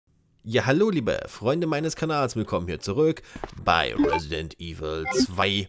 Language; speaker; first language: German; native; German